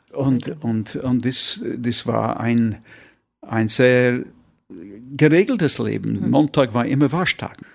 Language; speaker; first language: German; non-native, fluent; English